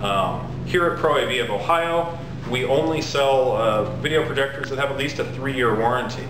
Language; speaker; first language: English; native; English